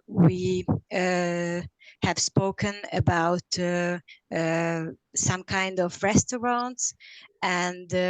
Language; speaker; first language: English; non-native, learner; Hungarian